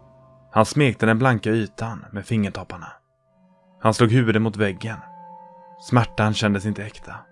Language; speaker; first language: Swedish; native; Swedish